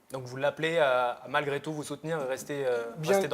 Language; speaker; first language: French; native; French